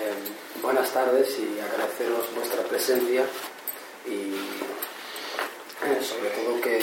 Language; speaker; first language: Spanish; non-native, fluent; Arabic